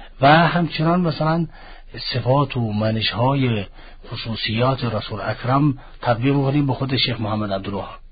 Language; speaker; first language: Persian; non-native, fluent; Arabic